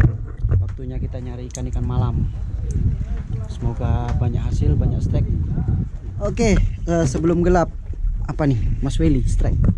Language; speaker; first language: Malay; native; Malay